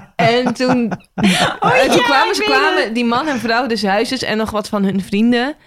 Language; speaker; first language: Dutch; non-native, fluent; Norwegian